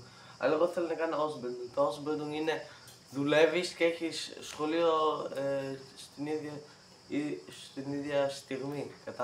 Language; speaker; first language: Greek; early bilingual, heritage; Greek